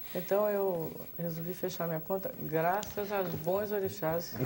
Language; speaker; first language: Portuguese; native; Portuguese